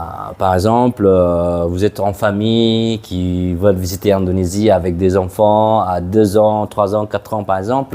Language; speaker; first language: French; non-native, fluent; Madurese